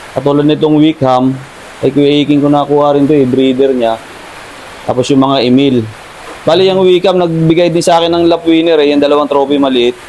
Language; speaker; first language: Filipino; native; Filipino